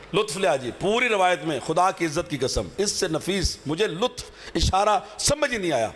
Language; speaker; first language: Urdu; non-native, local second language; Punjabi